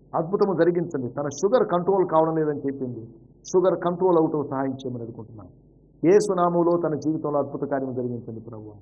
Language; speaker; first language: Telugu; native; Telugu